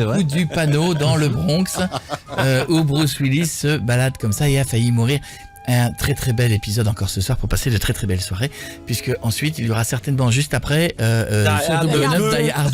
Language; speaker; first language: French; native; French